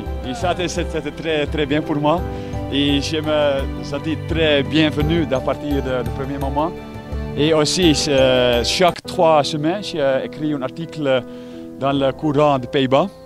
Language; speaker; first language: French; non-native, learner; Dutch